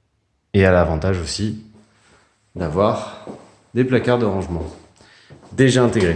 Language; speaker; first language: French; native; French